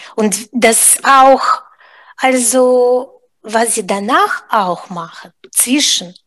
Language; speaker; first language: German; non-native, fluent; Russian